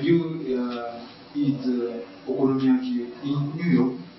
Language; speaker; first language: English; non-native, learner; Japanese